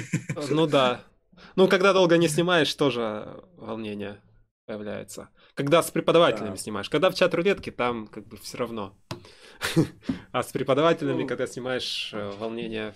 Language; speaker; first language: Russian; native; Russian